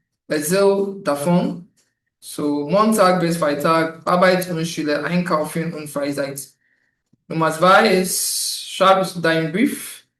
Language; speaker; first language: German; non-native, fluent; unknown